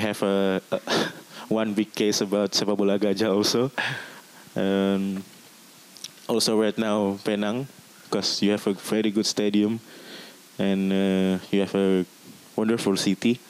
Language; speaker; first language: English; non-native, learner; Indonesian